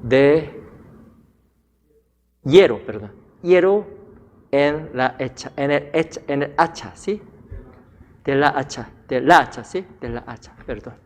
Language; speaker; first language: Spanish; non-native, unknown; Korean